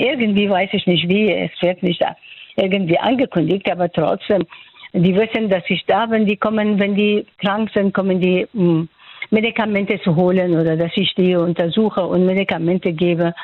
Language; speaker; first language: German; non-native, fluent; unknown